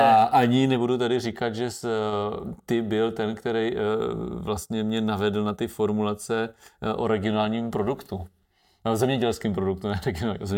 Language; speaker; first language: Czech; native; Czech